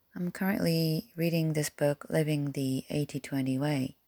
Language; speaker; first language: English; non-native, fluent; Korean